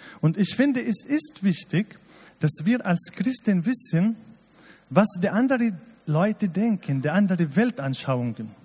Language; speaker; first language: German; non-native, fluent; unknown